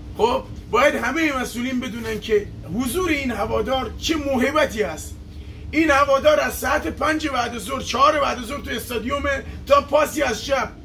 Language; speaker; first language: Persian; non-native, local second language; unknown